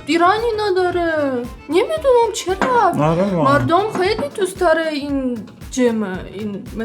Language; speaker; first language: Persian; non-native, learner; Russian